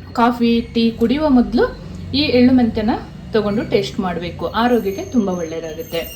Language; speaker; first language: Kannada; non-native, local second language; Kodava